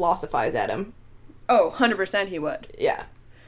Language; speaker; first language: English; native; English